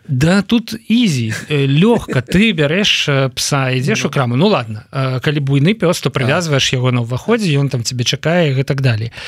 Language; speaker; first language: Belarusian; non-native, local second language; Russian